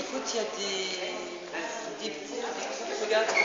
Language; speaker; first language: French; native; French